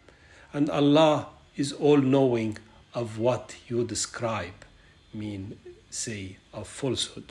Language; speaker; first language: English; non-native, fluent; Arabic